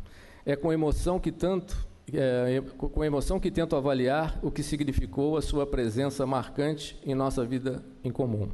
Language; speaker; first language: Portuguese; native; Portuguese